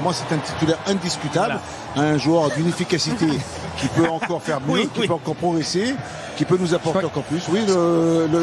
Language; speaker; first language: French; native; French